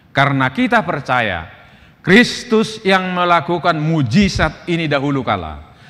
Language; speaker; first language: Indonesian; non-native, local second language; Batak Toba